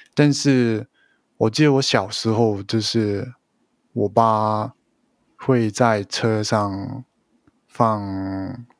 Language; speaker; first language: Chinese; non-native, local second language; Cantonese